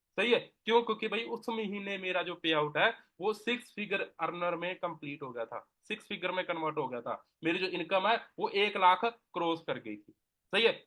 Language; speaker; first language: Hindi; non-native, local second language; Punjabi